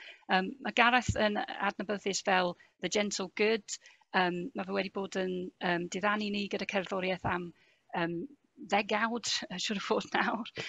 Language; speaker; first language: Welsh; non-native, fluent; English